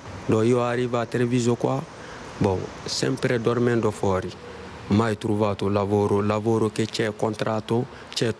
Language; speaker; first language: Italian; non-native, learner; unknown